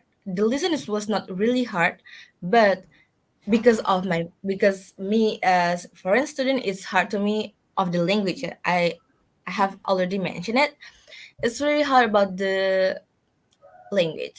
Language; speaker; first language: English; non-native, learner; Indonesian